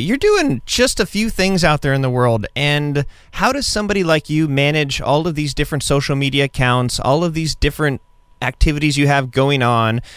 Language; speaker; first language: English; native; English